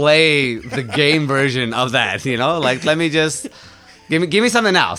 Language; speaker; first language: English; non-native, fluent; Persian